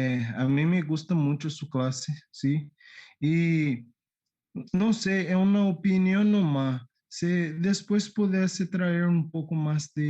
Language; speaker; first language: Spanish; non-native, learner; Portuguese